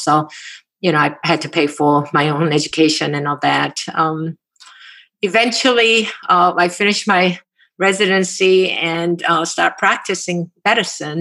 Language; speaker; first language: English; non-native, fluent; Korean